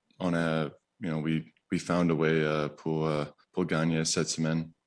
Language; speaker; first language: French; non-native, learner; English